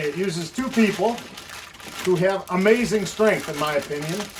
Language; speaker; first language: English; native; English